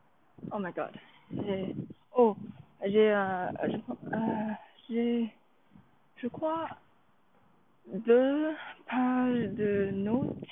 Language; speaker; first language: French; non-native, learner; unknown